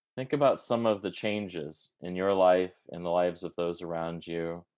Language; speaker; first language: English; native; English